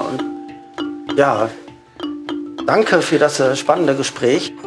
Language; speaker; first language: German; native; German